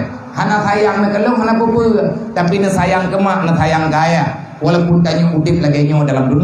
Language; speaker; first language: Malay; non-native, local second language; Achinese